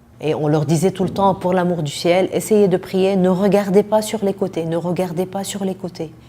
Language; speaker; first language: French; non-native, fluent; Arabic